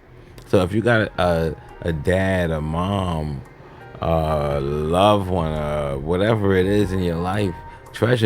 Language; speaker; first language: English; native; English